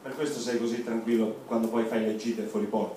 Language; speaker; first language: Italian; native; Italian